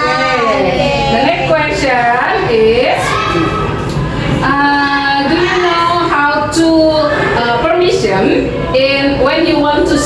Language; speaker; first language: English; non-native, learner; Indonesian